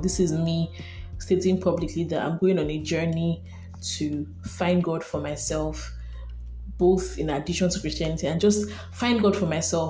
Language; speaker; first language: English; non-native, local second language; Igbo